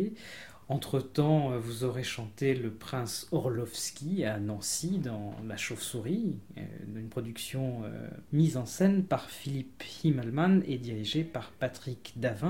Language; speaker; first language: French; native; French